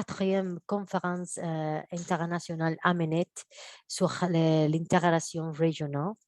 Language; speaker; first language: French; non-native, fluent; Spanish